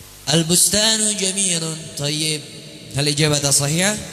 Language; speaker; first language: Arabic; non-native, fluent; Indonesian